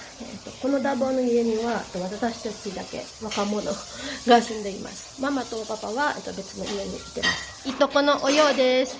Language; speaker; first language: Japanese; non-native, fluent; Cebuano